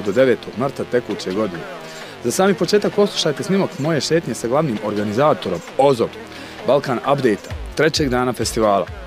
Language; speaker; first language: Croatian; native; Croatian